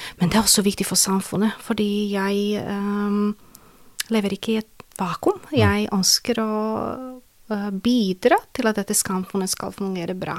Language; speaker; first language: Norwegian; non-native, fluent; Serbian